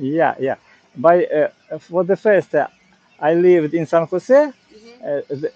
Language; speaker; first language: English; non-native, learner; Ukrainian